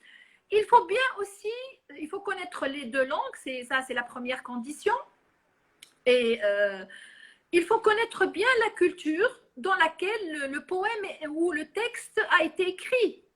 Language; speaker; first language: French; non-native, local second language; Arabic